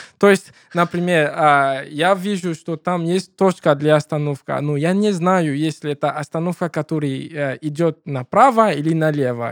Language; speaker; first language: Russian; non-native, learner; English